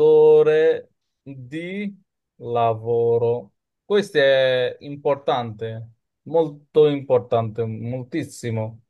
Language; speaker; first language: Italian; non-native, learner; Bangla